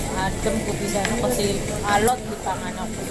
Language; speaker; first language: Indonesian; native; Indonesian